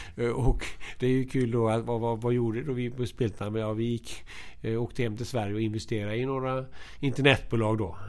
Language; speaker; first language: Swedish; native; Swedish